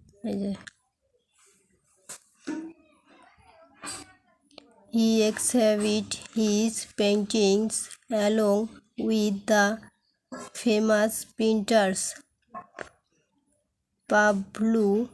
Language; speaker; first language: English; non-native, local second language; Bangla